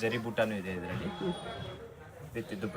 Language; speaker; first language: Kannada; non-native, local second language; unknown